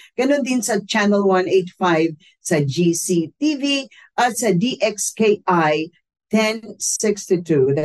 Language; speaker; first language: Filipino; non-native, local second language; Hiligaynon